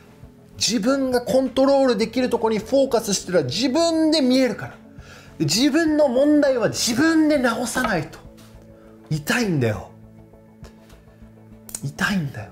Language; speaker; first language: Japanese; non-native, fluent; English